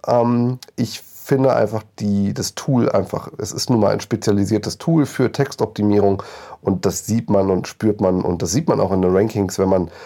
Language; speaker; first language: German; native; German